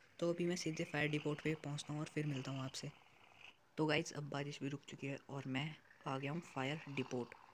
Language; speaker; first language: Hindi; native; Hindi